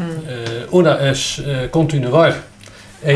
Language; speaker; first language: Portuguese; non-native, learner; Dutch